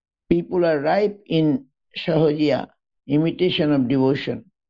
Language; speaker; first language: English; non-native, local second language; Bangla